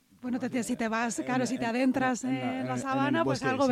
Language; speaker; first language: Spanish; native; Spanish